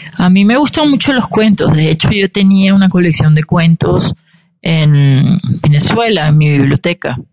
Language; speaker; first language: Spanish; native; Spanish